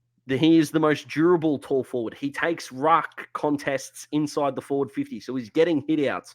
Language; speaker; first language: English; native; English